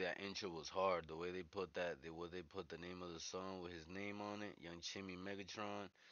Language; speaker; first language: English; early bilingual, other home language; Spanish